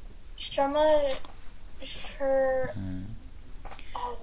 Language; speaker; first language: Chinese; non-native, learner; English